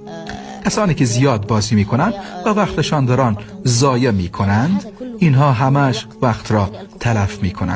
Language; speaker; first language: Persian; early bilingual, heritage; Persian